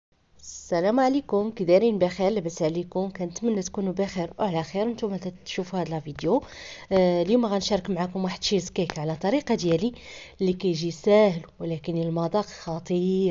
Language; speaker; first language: Arabic; native; Arabic